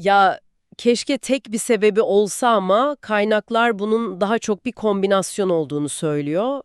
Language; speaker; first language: Turkish; native; Turkish